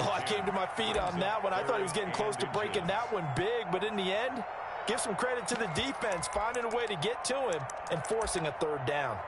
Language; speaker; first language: English; native; English